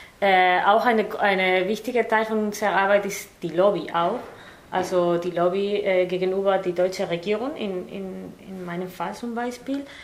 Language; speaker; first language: German; non-native, fluent; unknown